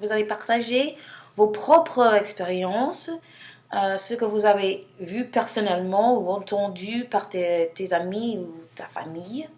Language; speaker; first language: French; non-native, fluent; English